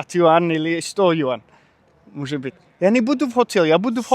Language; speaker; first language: Russian; non-native, learner; English